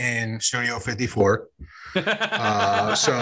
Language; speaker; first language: English; native; English